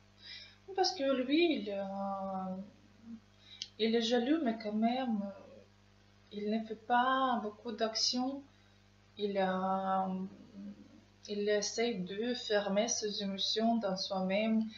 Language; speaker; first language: French; non-native, learner; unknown